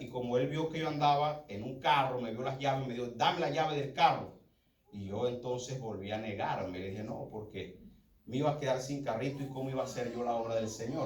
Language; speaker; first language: Spanish; native; Spanish